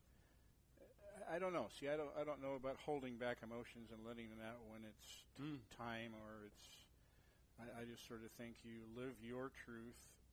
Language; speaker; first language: English; native; English